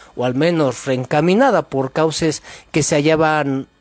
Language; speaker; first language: Spanish; native; Spanish